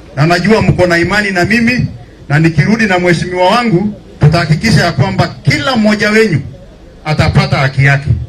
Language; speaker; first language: Swahili; non-native, local second language; Masai